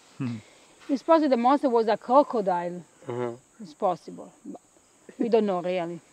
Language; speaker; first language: English; non-native, learner; Italian